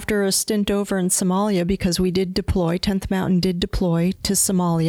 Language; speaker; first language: English; native; English